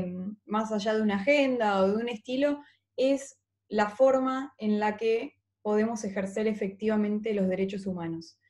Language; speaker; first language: Spanish; native; Spanish